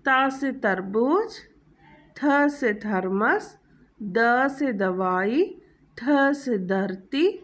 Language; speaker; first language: Hindi; non-native, local second language; Malayalam